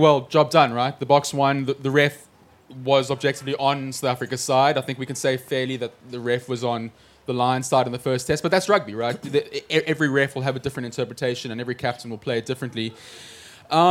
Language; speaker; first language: English; native; English